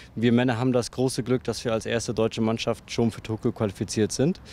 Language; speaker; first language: German; native; German